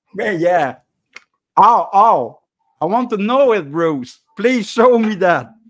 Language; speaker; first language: English; non-native, learner; French